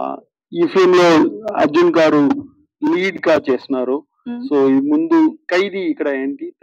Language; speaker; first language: Telugu; non-native, local second language; Tamil